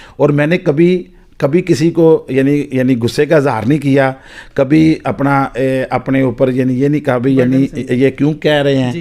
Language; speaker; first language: Urdu; non-native, local second language; Punjabi